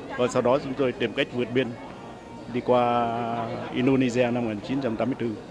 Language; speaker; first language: Vietnamese; native; Vietnamese